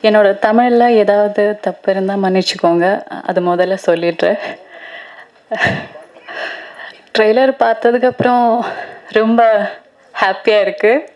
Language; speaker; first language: Tamil; non-native, fluent; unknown